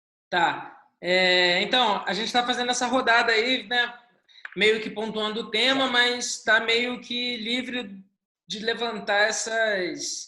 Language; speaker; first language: Portuguese; native; Portuguese